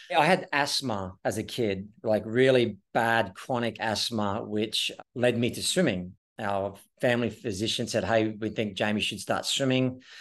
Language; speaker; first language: English; native; English